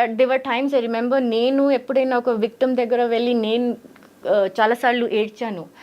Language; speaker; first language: Telugu; early bilingual, heritage; Telugu